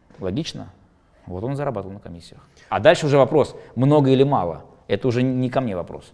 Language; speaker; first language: Russian; native; Russian